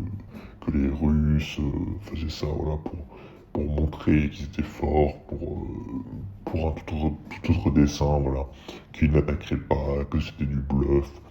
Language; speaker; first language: French; native; French